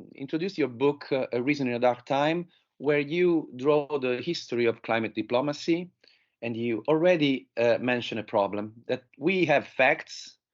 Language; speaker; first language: English; non-native, fluent; Italian